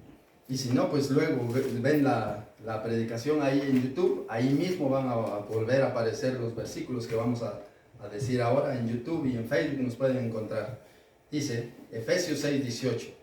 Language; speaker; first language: Spanish; native; Spanish